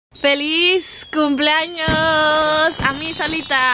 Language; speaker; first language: Spanish; native; Spanish